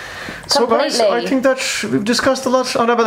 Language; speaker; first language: English; non-native, fluent; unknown